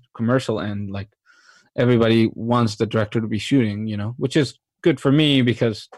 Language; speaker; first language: English; non-native, fluent; Spanish